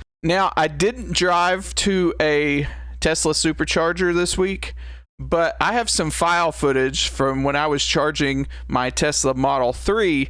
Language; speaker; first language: English; native; English